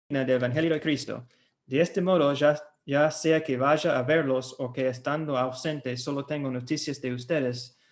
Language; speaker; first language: Spanish; non-native, fluent; English